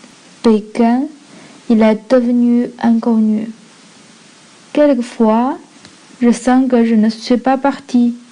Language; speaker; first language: French; non-native, learner; Chinese